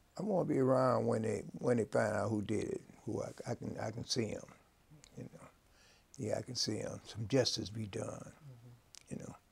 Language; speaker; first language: English; native; English